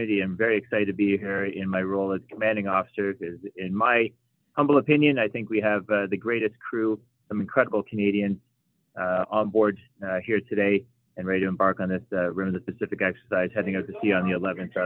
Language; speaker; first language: English; native; English